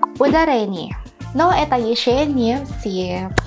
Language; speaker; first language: Russian; non-native, learner; Filipino